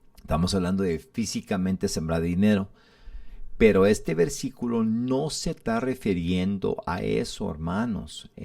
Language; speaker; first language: Spanish; early bilingual, heritage; English